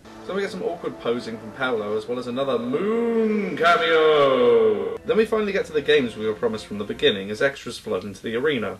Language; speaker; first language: English; native; English